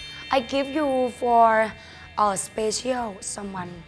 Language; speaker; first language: English; non-native, learner; Thai